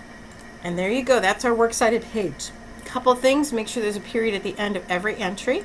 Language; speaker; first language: English; native; English